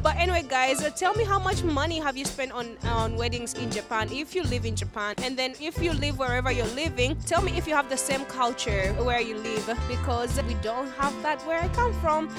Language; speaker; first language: English; non-native, local second language; Ganda